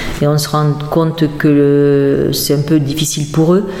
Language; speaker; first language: French; native; French